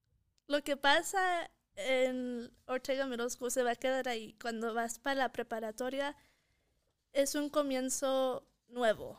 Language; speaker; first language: Spanish; early bilingual, heritage; Spanish